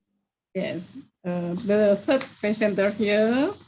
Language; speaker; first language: English; non-native, learner; Indonesian